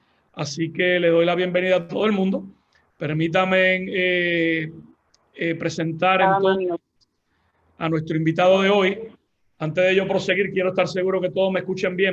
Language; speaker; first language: Spanish; native; Spanish